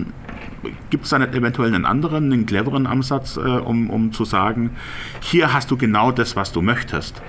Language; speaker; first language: German; native; German